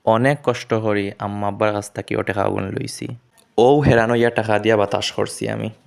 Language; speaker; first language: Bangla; native; Bangla